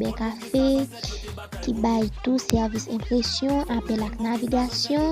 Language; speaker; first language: French; non-native, learner; Haitian Creole